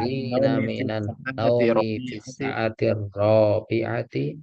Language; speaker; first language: Arabic; non-native, learner; Indonesian